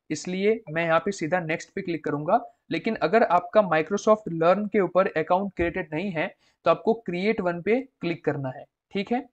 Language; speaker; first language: Hindi; non-native, local second language; Gujarati